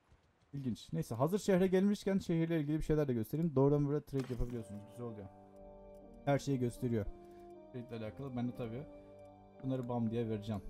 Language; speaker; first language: Turkish; native; Turkish